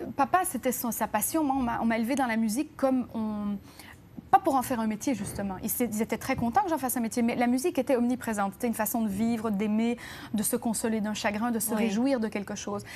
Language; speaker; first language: French; native; French